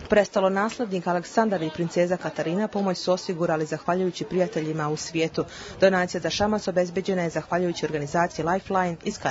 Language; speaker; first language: Bosnian; native; Bosnian